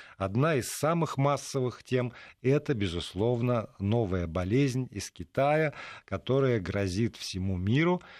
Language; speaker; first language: Russian; native; Russian